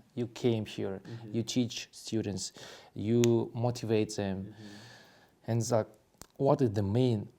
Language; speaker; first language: English; non-native, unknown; Kazakh